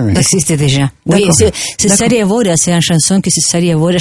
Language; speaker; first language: French; non-native, learner; Spanish